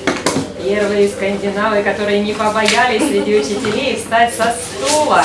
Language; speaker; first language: Russian; non-native, local second language; Ukrainian